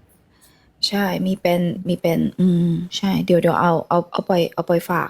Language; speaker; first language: Thai; early bilingual, heritage; Thai